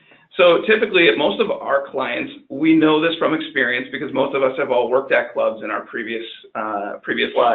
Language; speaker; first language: English; native; English